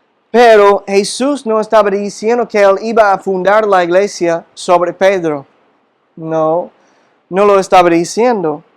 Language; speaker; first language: Spanish; non-native, fluent; English